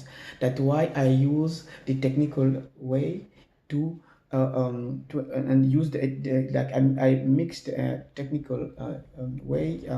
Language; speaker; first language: English; non-native, learner; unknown